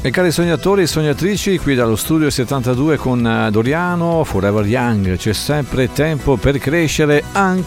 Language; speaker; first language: Italian; native; Italian